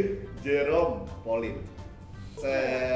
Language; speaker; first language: Japanese; non-native, fluent; Indonesian